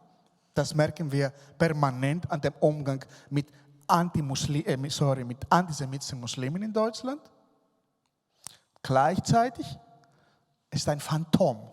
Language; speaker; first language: German; non-native, fluent; Greek